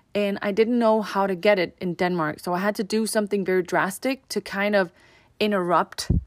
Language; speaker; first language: English; non-native, fluent; Danish